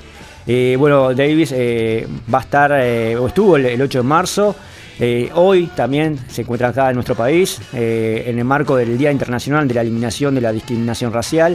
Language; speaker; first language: Spanish; native; Spanish